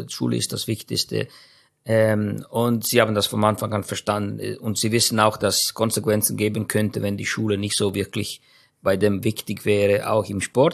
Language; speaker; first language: German; non-native, fluent; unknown